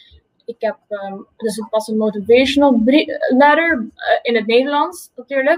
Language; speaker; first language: Dutch; non-native, local second language; Papiamento